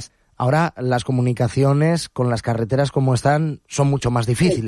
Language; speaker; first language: Spanish; native; Spanish